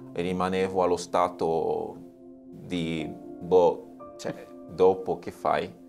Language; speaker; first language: Italian; non-native, fluent; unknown